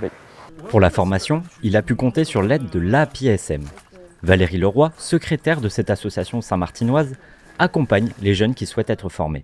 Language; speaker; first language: French; native; French